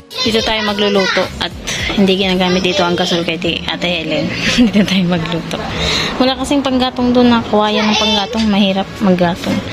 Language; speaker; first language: Filipino; non-native, local second language; Bikol